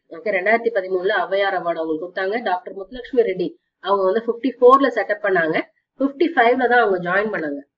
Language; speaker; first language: Tamil; native; Tamil